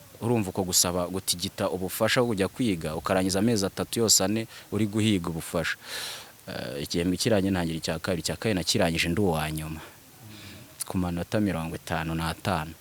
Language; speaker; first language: Kinyarwanda; early bilingual, other home language; Swahili